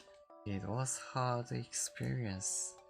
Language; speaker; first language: English; non-native, learner; Korean